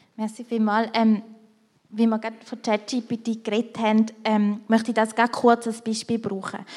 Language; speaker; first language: German; native; German